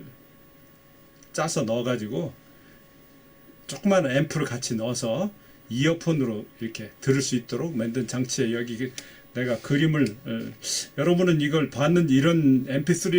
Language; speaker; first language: Korean; native; Korean